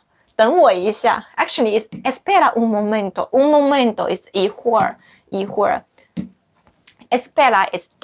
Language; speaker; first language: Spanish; non-native, learner; Chinese